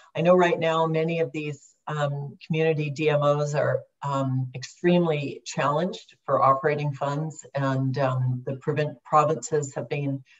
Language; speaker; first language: English; native; English